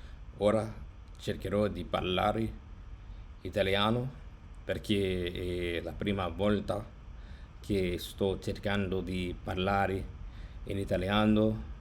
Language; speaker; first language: Italian; non-native, learner; English